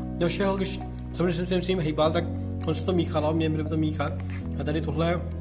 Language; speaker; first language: Czech; non-native, learner; Urdu